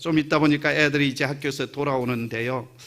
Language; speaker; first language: Korean; native; Korean